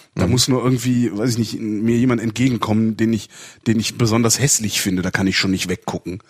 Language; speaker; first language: German; native; German